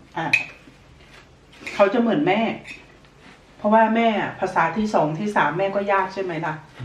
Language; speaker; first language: Thai; native; Thai